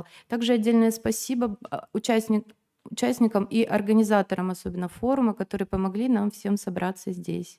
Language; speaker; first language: Russian; native; Russian